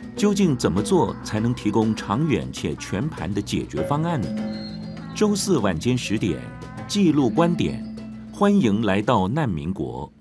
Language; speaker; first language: Chinese; native; Chinese